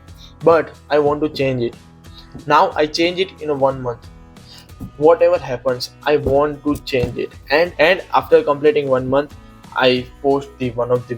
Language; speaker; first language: English; non-native, learner; Hindi